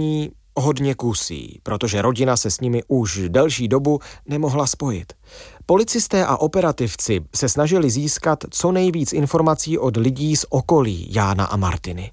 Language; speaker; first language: Czech; native; Czech